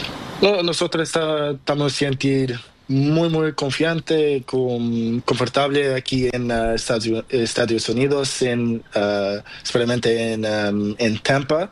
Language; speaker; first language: Spanish; non-native, learner; Portuguese